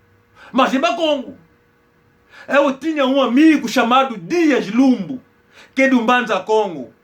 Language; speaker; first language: Portuguese; non-native, local second language; Kongo